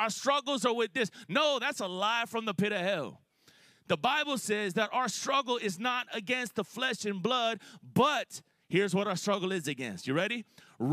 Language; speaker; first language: English; native; English